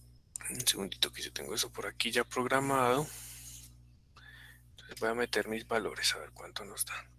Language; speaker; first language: Spanish; native; Spanish